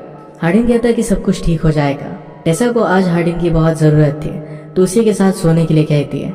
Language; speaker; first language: Hindi; native; Hindi